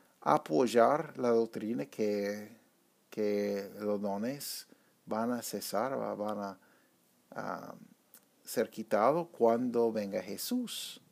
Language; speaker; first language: Spanish; non-native, fluent; English